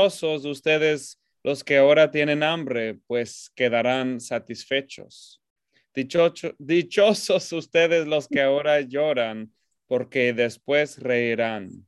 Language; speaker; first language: Spanish; non-native, fluent; English